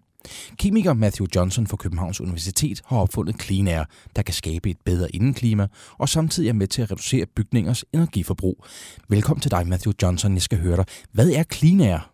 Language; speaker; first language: Danish; native; Danish